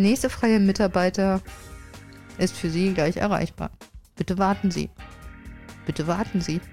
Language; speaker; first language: German; native; German